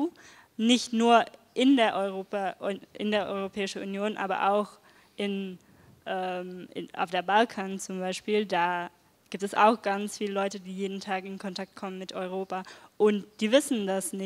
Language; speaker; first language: German; non-native, fluent; Dutch